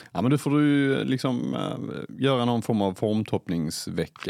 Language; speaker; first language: Swedish; native; Swedish